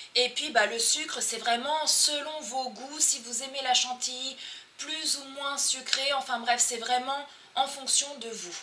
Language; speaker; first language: French; early bilingual, other home language; Portuguese